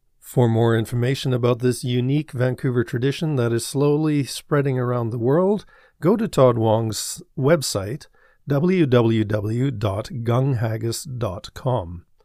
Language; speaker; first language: English; native; English